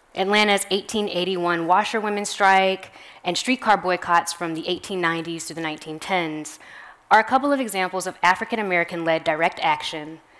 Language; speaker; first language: English; native; English